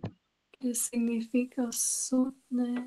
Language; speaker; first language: Spanish; non-native, learner; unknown